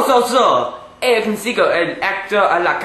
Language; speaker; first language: Spanish; non-native, learner; English